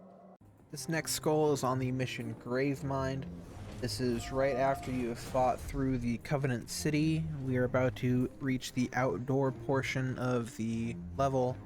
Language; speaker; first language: English; native; English